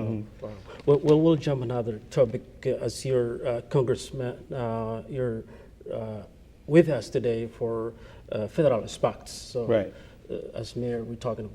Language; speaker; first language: English; non-native, fluent; Somali